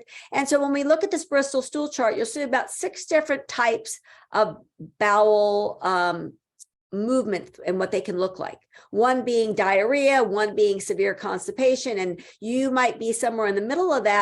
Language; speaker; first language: English; native; English